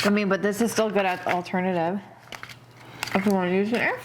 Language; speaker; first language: English; native; English